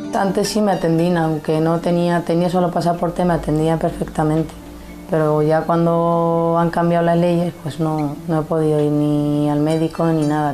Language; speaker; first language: Spanish; early bilingual, other home language; Arabic